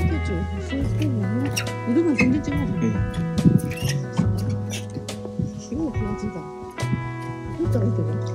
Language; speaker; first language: Japanese; native; Japanese